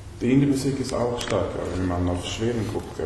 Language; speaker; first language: German; non-native, learner; Swedish